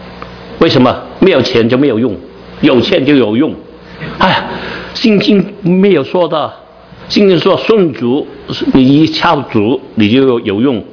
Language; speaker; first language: Chinese; non-native, learner; Cantonese